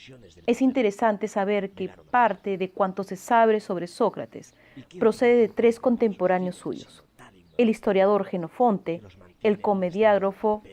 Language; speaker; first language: Spanish; native; Spanish